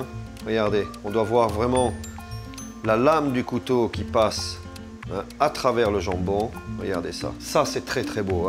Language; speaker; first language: French; native; French